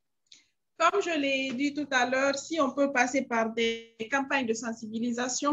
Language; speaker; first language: French; non-native, local second language; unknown